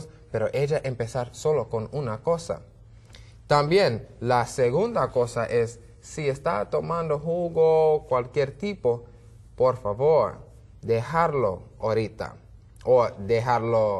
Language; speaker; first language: Spanish; non-native, learner; English